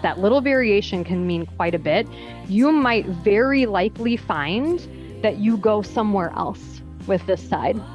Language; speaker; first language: English; native; English